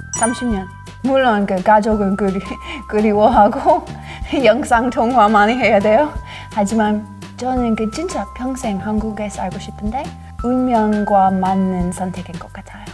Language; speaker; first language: Korean; non-native, learner; English